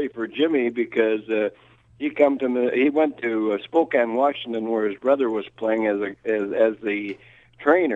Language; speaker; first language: English; native; English